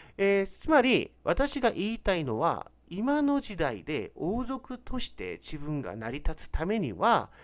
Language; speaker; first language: Japanese; non-native, fluent; Korean